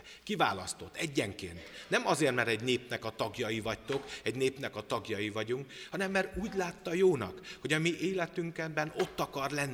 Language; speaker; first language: Hungarian; native; Hungarian